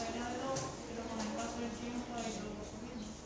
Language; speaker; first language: Spanish; native; Spanish